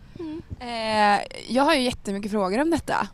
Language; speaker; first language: Swedish; native; Swedish